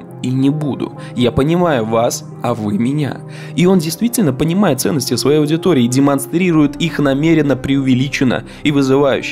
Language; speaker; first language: Russian; native; Russian